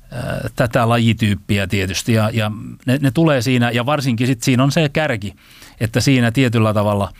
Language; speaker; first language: Finnish; native; Finnish